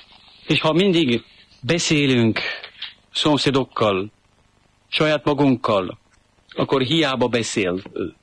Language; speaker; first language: Hungarian; non-native, fluent; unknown